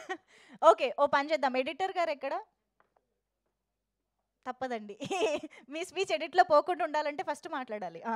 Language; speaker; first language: Telugu; native; Telugu